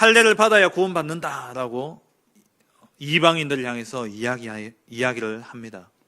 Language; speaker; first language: Korean; native; Korean